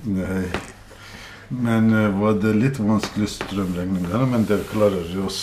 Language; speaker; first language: Norwegian; non-native, learner; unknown